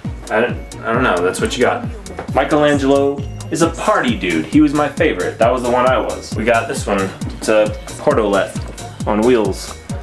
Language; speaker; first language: English; native; English